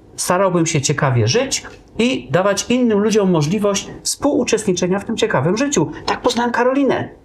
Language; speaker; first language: Polish; native; Polish